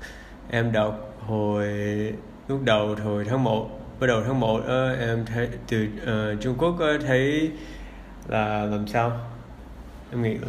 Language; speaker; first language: Vietnamese; early bilingual, heritage; English